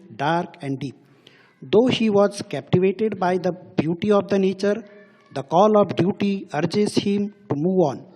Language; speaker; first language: English; non-native, local second language; Marathi